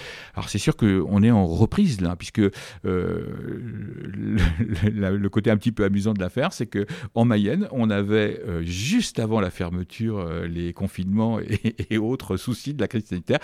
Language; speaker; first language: French; native; French